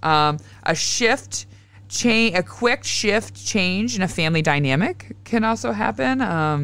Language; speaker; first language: English; native; English